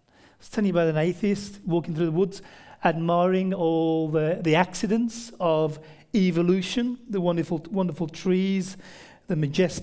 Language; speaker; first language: English; native; English